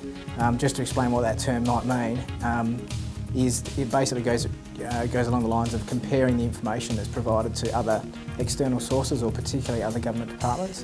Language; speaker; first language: English; native; English